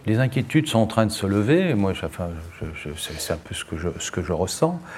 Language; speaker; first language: French; native; French